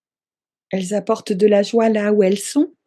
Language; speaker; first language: French; native; French